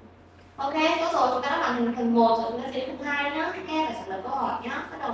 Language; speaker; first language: Chinese; non-native, fluent; Vietnamese